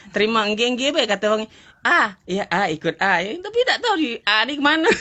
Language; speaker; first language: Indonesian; native; Indonesian